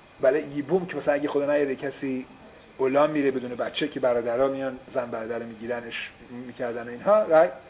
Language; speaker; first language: Persian; native; Persian